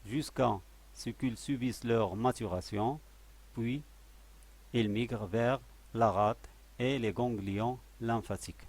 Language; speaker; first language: French; non-native, local second language; Arabic